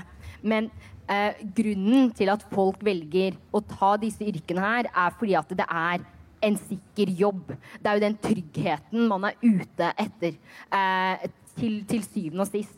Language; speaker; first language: Norwegian; early bilingual, other home language; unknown